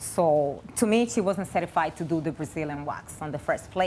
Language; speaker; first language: English; native; English